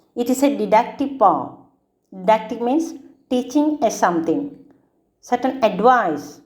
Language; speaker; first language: English; non-native, local second language; Malayalam